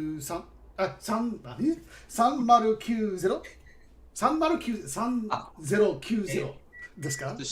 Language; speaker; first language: Japanese; non-native, fluent; English